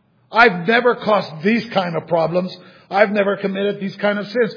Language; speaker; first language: English; native; English